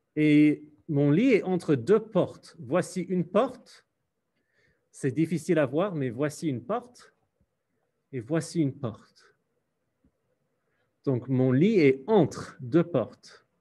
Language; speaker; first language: French; non-native, fluent; English